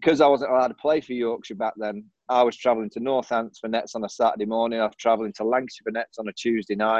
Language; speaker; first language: English; native; English